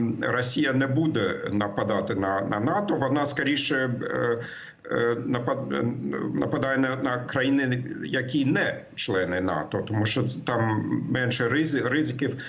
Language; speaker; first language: Ukrainian; non-native, fluent; German